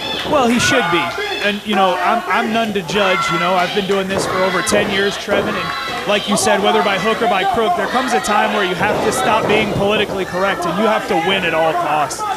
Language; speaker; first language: English; native; English